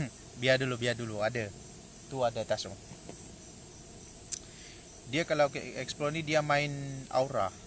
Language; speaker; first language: Malay; native; Malay